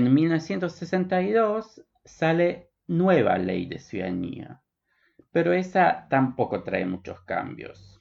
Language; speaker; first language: Spanish; non-native, fluent; Polish